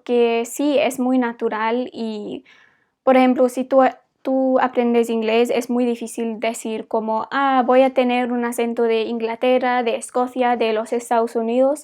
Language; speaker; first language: Spanish; non-native, fluent; English